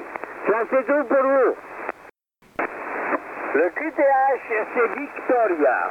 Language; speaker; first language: French; non-native, learner; Spanish